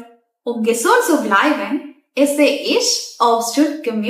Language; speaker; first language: German; non-native, fluent; Malayalam